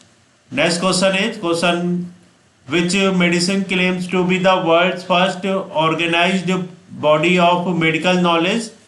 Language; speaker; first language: English; non-native, local second language; Hindi